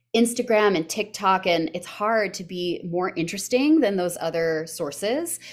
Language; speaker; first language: English; native; English